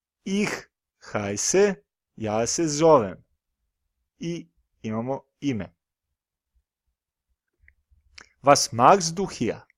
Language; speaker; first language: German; non-native, fluent; Serbian